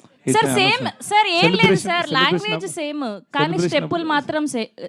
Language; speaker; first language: Telugu; native; Telugu